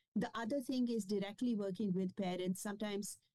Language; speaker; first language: English; non-native, local second language; Kashmiri